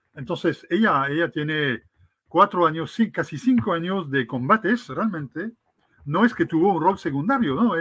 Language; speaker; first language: Spanish; non-native, fluent; French